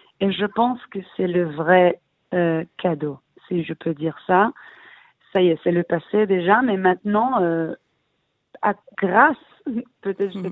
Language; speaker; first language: French; early bilingual, heritage; Hebrew